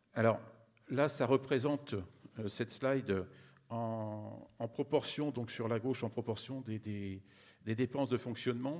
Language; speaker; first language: French; native; French